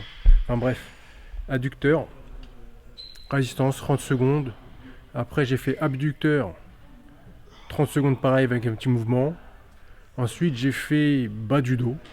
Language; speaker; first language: French; native; French